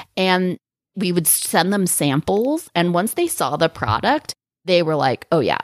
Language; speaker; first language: English; native; English